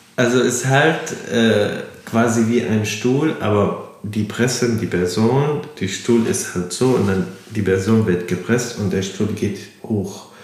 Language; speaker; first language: German; non-native, fluent; Arabic